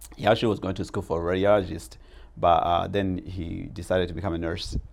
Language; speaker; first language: English; non-native, local second language; Rundi